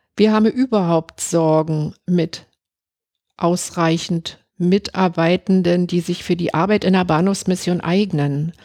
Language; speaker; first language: German; native; German